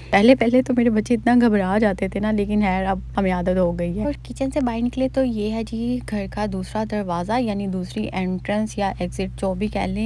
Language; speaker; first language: Hindi; non-native, local second language; Punjabi